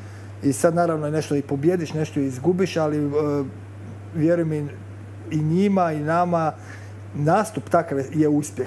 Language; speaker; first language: Croatian; native; Croatian